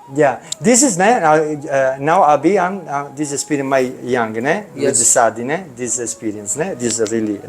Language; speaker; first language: English; non-native, learner; Italian